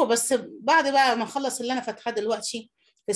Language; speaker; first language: Arabic; native; Arabic